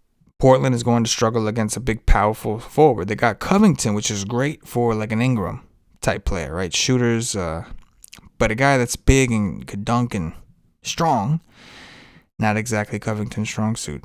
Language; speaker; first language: English; native; English